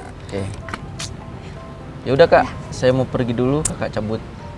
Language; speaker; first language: Indonesian; native; Indonesian